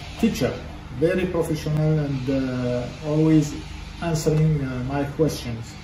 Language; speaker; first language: English; non-native, fluent; French